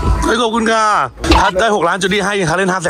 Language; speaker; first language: Thai; native; Thai